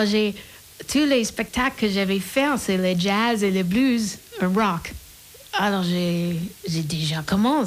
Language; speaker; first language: French; non-native, learner; English